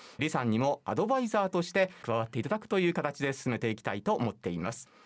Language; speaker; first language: Japanese; native; Japanese